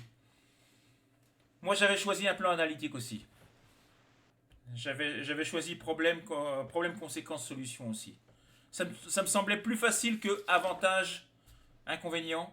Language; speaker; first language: French; native; French